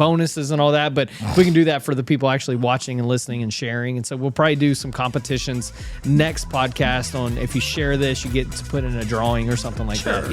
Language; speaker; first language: English; native; English